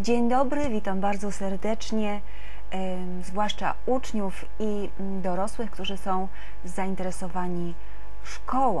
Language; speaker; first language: Polish; native; Polish